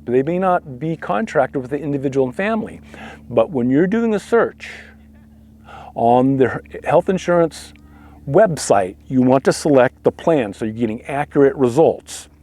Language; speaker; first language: English; native; English